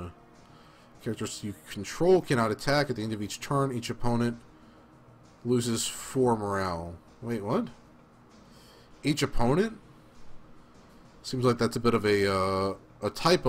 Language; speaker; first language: English; native; English